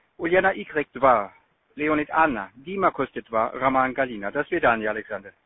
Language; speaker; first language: Russian; non-native, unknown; German